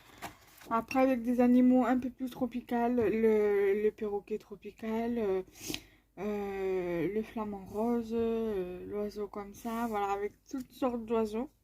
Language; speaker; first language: French; native; French